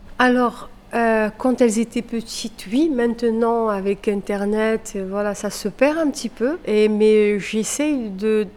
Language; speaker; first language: French; non-native, local second language; Arabic